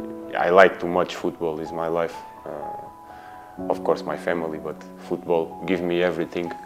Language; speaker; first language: English; non-native, learner; Portuguese